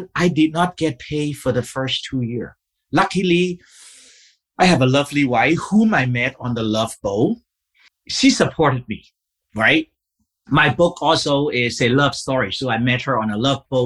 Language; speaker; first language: English; non-native, fluent; Vietnamese